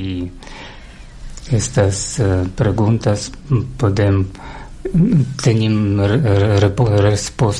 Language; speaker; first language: Catalan; non-native, learner; Russian